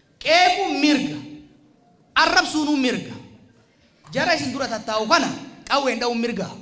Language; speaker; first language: Oromo; native; Oromo